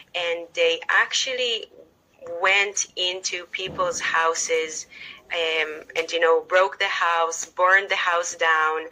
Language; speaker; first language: English; non-native, fluent; Hebrew